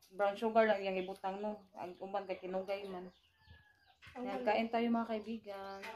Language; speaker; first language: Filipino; non-native, local second language; Cebuano